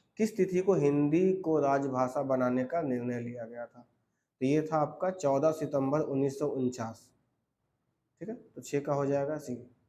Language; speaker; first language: Hindi; native; Hindi